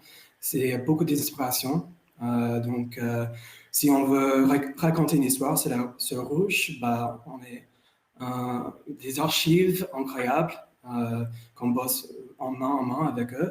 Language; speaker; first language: French; non-native, fluent; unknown